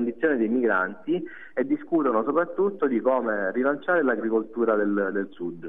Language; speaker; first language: Italian; native; Italian